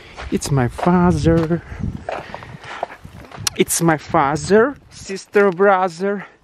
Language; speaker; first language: English; non-native, learner; Russian